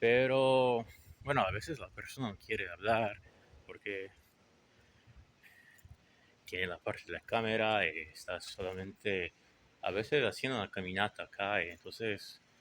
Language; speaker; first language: Spanish; non-native, learner; Portuguese